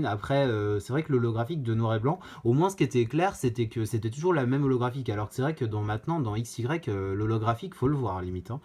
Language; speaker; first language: French; native; French